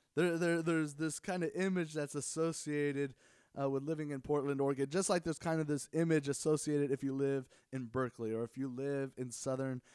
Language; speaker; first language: English; native; English